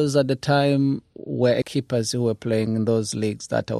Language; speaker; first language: English; non-native, local second language; Kinyarwanda